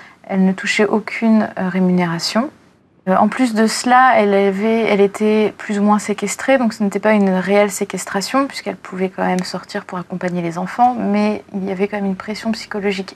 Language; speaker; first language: French; native; French